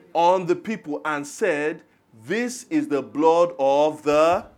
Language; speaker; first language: English; non-native, local second language; Yoruba